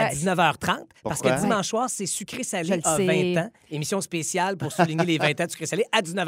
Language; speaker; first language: French; native; French